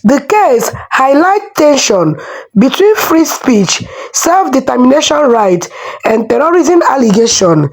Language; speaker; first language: English; non-native, local second language; Igbo